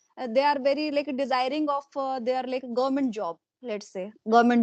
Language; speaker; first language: English; non-native, local second language; Hindi